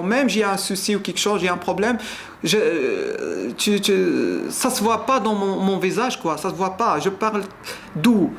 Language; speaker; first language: French; non-native, learner; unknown